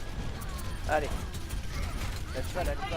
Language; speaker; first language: French; native; French